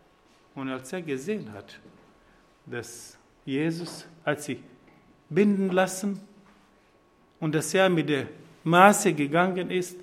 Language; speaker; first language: German; non-native, fluent; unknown